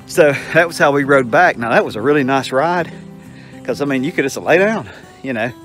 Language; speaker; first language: English; native; English